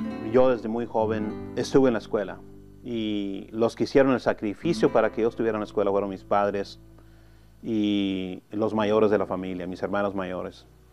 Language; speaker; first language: Spanish; early bilingual, heritage; Spanish